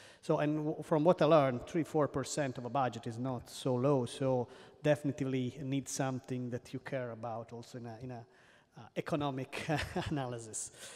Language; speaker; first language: English; non-native, fluent; Italian